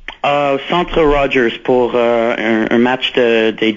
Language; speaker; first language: French; non-native, local second language; English